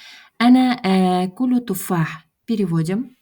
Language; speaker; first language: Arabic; non-native, fluent; Russian